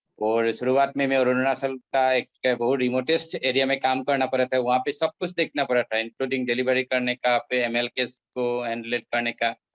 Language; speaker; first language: Hindi; non-native, local second language; Assamese